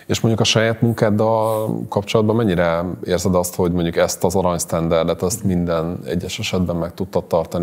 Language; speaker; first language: Hungarian; native; Hungarian